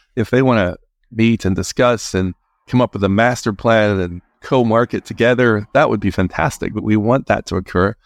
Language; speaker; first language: English; native; English